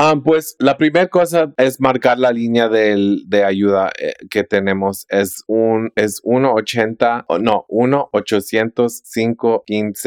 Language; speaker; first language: Spanish; early bilingual, heritage; Spanish